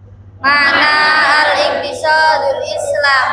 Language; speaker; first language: Arabic; non-native, learner; Indonesian